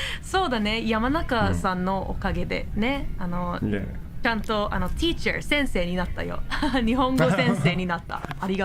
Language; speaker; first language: Japanese; non-native, learner; English